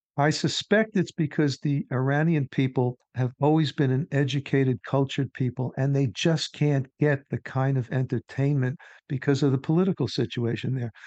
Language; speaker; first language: English; native; English